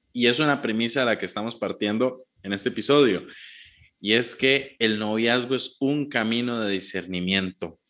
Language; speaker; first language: Spanish; native; Spanish